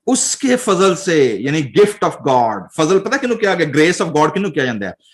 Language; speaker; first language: Urdu; non-native, local second language; Punjabi